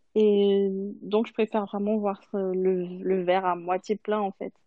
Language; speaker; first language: French; non-native, local second language; Malagasy